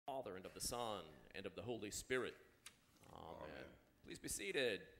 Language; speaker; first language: English; native; English